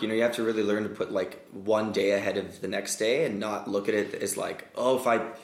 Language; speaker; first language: English; native; English